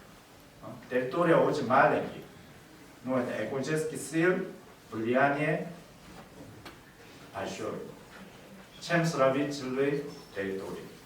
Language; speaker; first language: Russian; non-native, learner; Korean